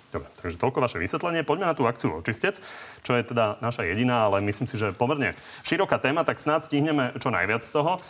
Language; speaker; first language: Slovak; native; Slovak